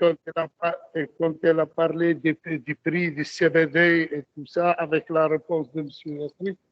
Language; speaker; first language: French; non-native, local second language; Arabic